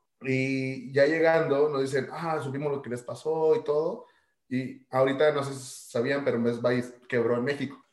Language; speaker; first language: Spanish; native; Spanish